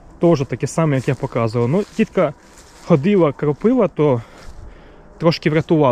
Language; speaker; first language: Ukrainian; native; Ukrainian